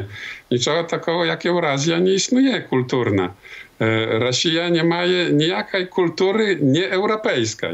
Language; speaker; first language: Polish; non-native, local second language; Belarusian